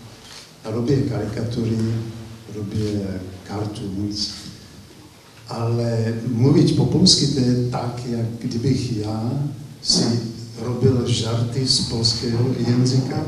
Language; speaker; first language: Polish; non-native, learner; Czech